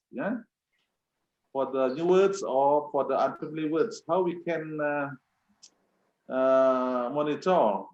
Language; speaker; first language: English; non-native, fluent; Indonesian